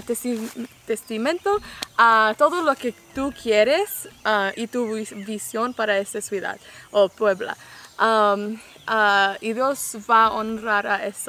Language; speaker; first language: Spanish; non-native, learner; English